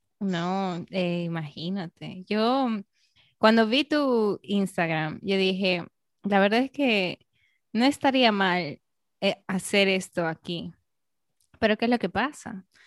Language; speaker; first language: Spanish; native; Spanish